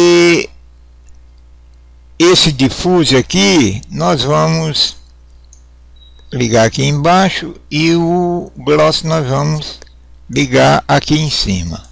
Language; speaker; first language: Portuguese; native; Portuguese